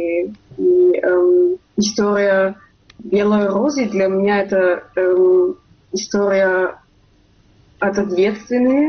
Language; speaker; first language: Russian; non-native, fluent; German